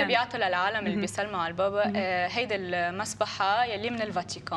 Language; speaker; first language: Arabic; native; Arabic